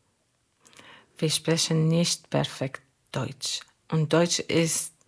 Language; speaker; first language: German; non-native, learner; Arabic